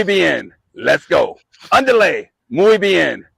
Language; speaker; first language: Spanish; non-native, learner; English